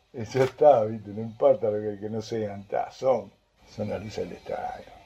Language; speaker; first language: Spanish; native; Spanish